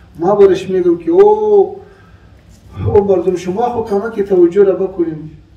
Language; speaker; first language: Persian; non-native, local second language; Pashto